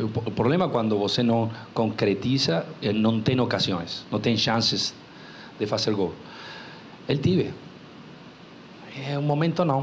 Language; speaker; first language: Portuguese; non-native, local second language; Spanish